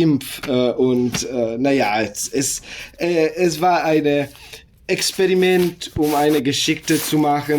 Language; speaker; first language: German; non-native, learner; Italian